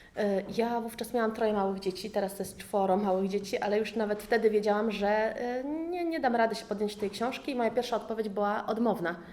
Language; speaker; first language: Polish; native; Polish